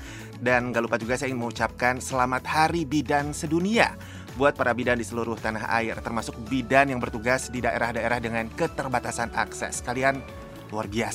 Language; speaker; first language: Indonesian; native; Indonesian